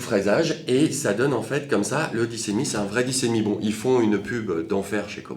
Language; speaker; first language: French; native; French